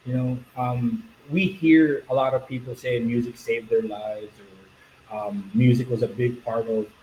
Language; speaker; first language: English; non-native, local second language; Filipino